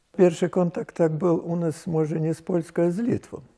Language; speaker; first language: Polish; non-native, local second language; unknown